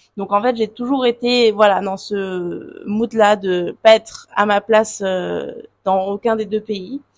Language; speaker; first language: French; native; French